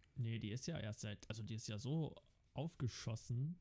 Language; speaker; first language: German; early bilingual, other home language; Dutch